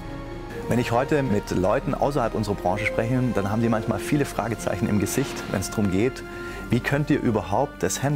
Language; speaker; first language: German; native; German